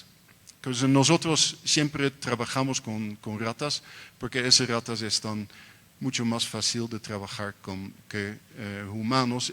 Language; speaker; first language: Spanish; non-native, learner; Dutch